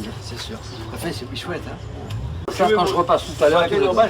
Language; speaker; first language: French; native; French